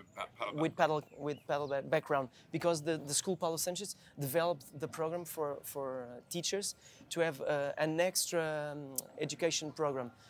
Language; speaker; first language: English; non-native, fluent; Portuguese